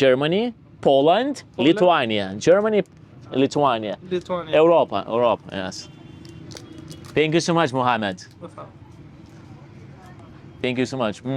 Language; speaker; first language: English; non-native, learner; Lithuanian